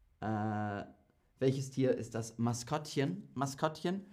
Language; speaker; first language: German; non-native, fluent; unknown